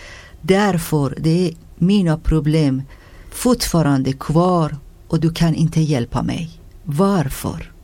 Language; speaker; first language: Swedish; non-native, learner; Persian